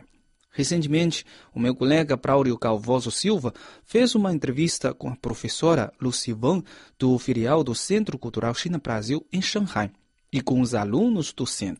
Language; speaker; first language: Portuguese; non-native, fluent; Chinese